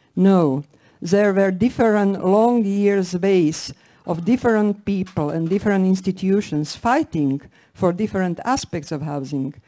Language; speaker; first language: English; non-native, fluent; Slovak